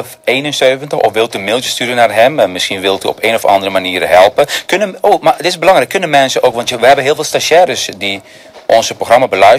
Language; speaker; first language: Dutch; non-native, fluent; Spanish